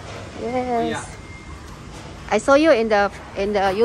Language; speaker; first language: English; non-native, local second language; Filipino